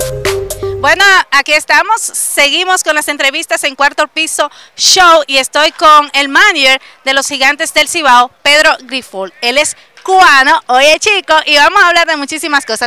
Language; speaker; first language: Spanish; native; Spanish